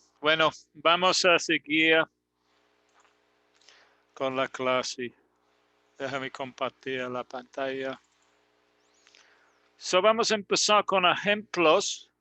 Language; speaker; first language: Spanish; non-native, learner; English